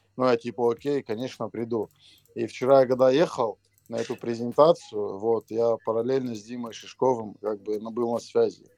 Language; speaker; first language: Russian; native; Russian